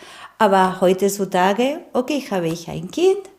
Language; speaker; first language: German; non-native, fluent; Spanish